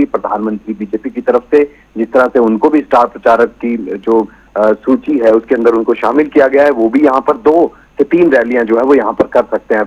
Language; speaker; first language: Hindi; native; Hindi